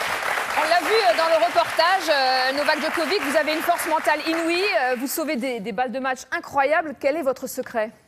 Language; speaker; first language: French; native; French